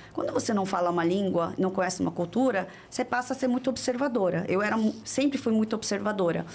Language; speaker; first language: Portuguese; early bilingual, other home language; Korean